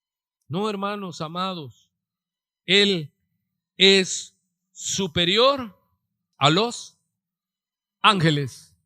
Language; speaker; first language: Spanish; native; Spanish